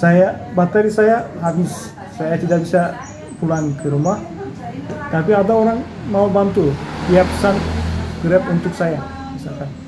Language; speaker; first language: Indonesian; non-native, learner; Turkish